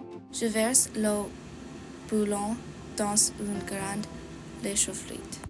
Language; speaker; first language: French; non-native, learner; English